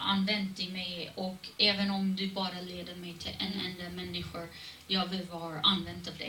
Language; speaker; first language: Swedish; non-native, fluent; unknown